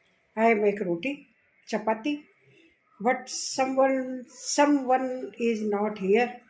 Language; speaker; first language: English; non-native, learner; Hindi